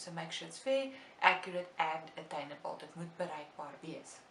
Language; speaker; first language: English; non-native, local second language; Afrikaans